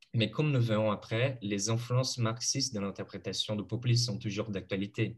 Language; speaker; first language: French; non-native, fluent; Portuguese